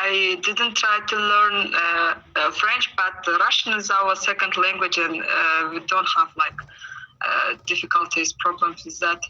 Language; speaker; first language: English; non-native, learner; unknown